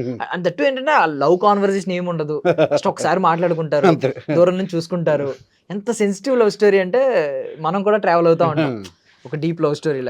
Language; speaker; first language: Telugu; native; Telugu